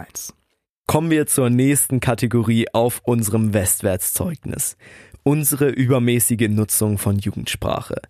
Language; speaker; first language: German; native; German